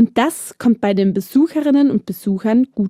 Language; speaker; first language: German; native; German